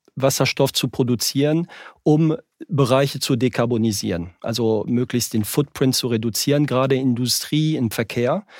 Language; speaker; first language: German; non-native, fluent; French